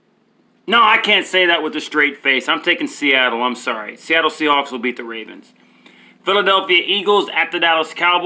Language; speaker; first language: English; native; English